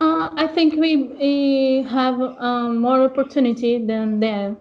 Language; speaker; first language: English; non-native, learner; Portuguese